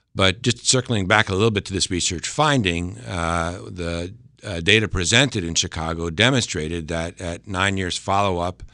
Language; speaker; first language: English; native; English